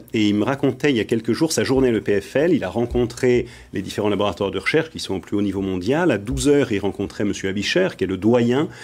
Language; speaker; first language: French; native; French